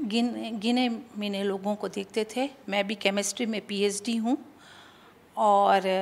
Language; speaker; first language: Hindi; native; Hindi